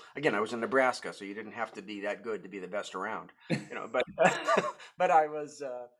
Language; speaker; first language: English; native; English